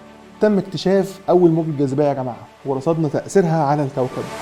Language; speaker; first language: Arabic; native; Arabic